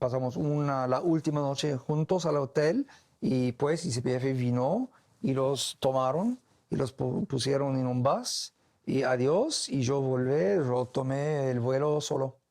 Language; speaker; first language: Spanish; non-native, learner; English